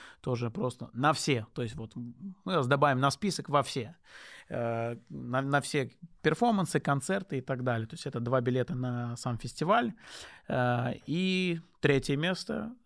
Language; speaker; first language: Russian; non-native, local second language; Lezghian